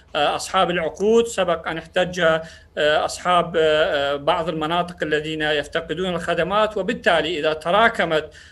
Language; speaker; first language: Arabic; non-native, local second language; Central Kurdish